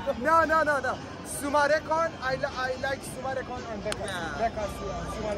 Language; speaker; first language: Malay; non-native, learner; Persian